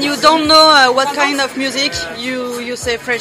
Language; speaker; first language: English; non-native, learner; French